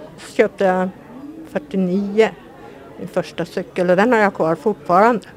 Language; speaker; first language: Swedish; native; Swedish